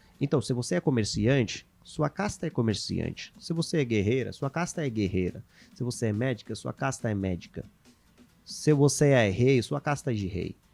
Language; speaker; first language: Portuguese; non-native, fluent; Hindi